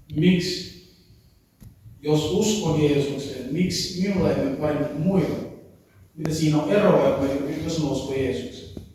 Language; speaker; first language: Finnish; early bilingual, other home language; Kinyarwanda